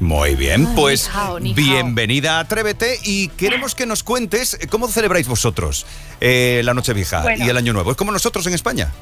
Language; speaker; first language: Spanish; native; Spanish